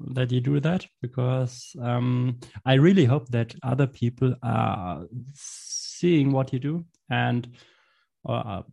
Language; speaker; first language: English; non-native, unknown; German